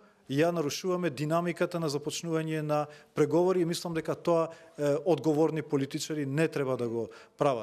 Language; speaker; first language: Macedonian; non-native, local second language; Albanian